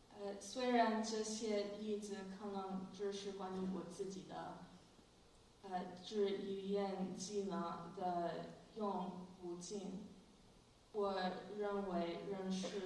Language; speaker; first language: Chinese; non-native, fluent; English